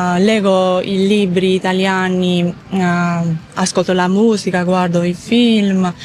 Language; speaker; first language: Italian; non-native, fluent; Georgian